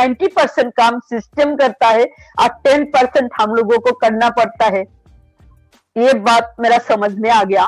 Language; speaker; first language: Hindi; non-native, local second language; Bangla